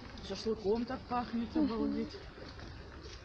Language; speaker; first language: Russian; native; Russian